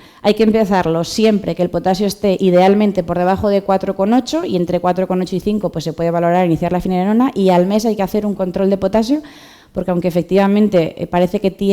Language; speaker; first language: Spanish; native; Spanish